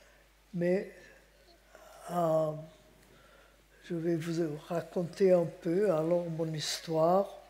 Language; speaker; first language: French; non-native, fluent; Hungarian